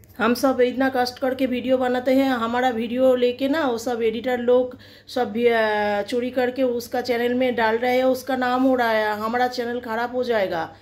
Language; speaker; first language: Hindi; non-native, local second language; Bangla